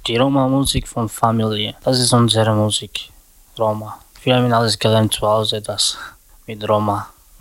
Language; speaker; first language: German; non-native, learner; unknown